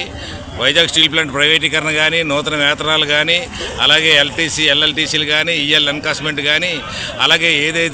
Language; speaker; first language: Telugu; native; Telugu